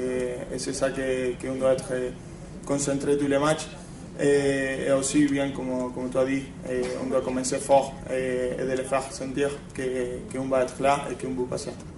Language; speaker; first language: French; non-native, fluent; Spanish